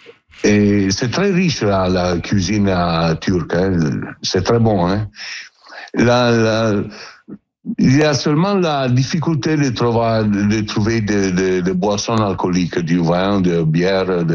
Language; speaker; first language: French; non-native, learner; Italian